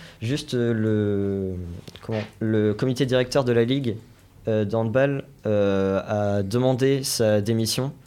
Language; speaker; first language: French; native; French